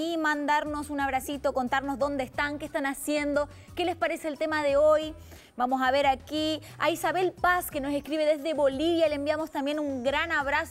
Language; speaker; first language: Spanish; native; Spanish